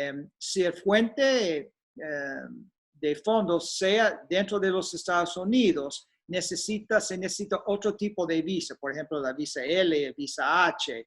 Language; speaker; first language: Spanish; non-native, fluent; English